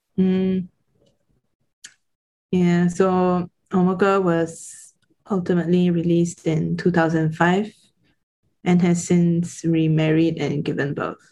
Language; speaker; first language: English; native; English